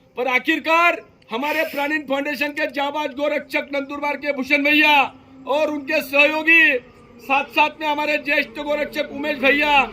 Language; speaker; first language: Hindi; non-native, local second language; Marathi